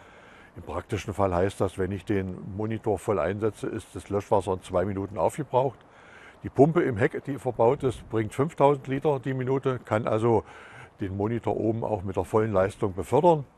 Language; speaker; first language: German; native; German